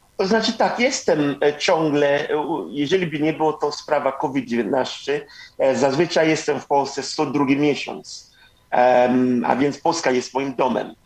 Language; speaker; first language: Polish; non-native, fluent; Igbo